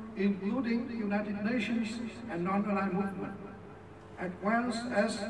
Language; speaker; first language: English; non-native, fluent; Vietnamese